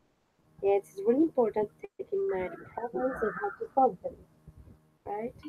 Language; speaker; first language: English; non-native, fluent; Spanish